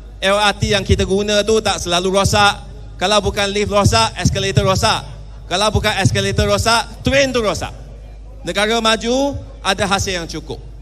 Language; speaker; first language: Malay; non-native, local second language; Chinese